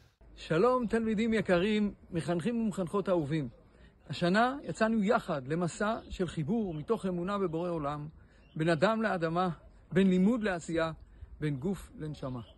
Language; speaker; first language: Hebrew; native; Hebrew